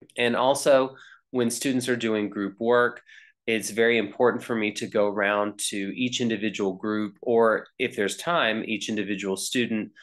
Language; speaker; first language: English; native; English